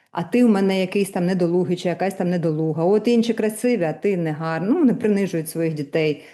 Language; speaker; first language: Ukrainian; non-native, local second language; Russian